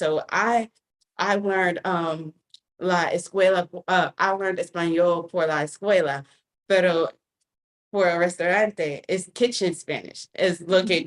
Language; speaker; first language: Spanish; non-native, fluent; English